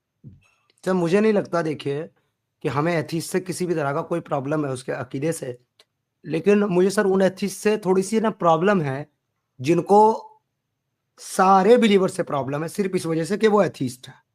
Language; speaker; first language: Hindi; native; Hindi